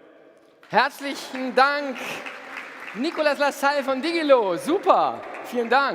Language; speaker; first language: German; native; German